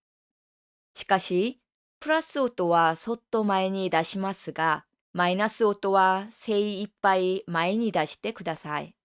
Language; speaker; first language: Japanese; non-native, fluent; Korean